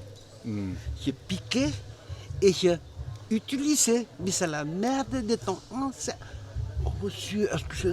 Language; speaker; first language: French; non-native, learner; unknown